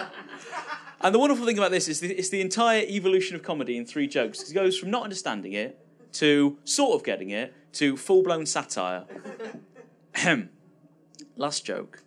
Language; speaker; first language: English; native; English